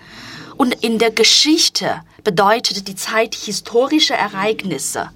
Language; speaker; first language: German; non-native, fluent; Chinese